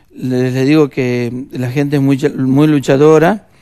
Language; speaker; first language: Spanish; native; Spanish